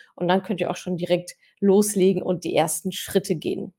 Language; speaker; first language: German; non-native, fluent; English